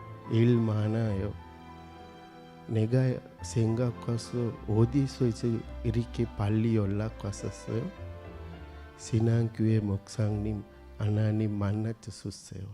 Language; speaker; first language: Korean; non-native, learner; Sinhala